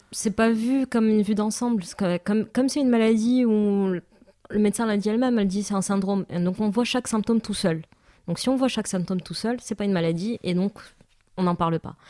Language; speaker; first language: French; non-native, local second language; Arabic